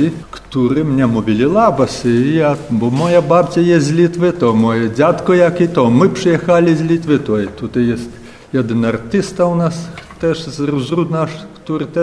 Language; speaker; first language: Polish; non-native, learner; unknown